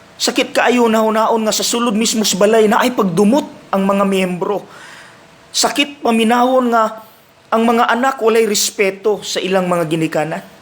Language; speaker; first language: Cebuano; native; Cebuano